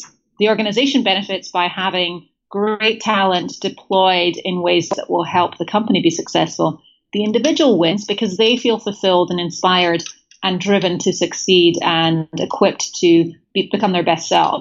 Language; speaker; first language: English; native; English